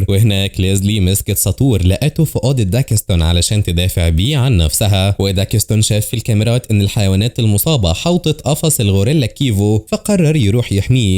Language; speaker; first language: Arabic; native; Arabic